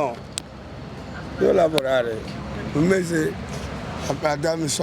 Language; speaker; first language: Italian; non-native, learner; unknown